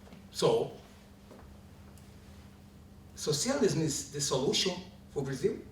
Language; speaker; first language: English; non-native, learner; Portuguese